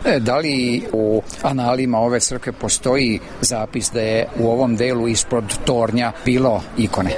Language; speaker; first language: Serbian; early bilingual, heritage; Serbian